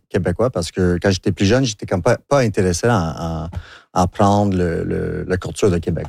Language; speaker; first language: French; non-native, local second language; English